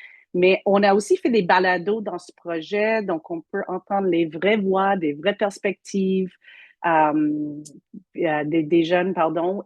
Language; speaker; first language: French; native; French